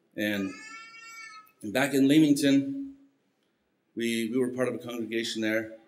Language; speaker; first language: English; early bilingual, heritage; Spanish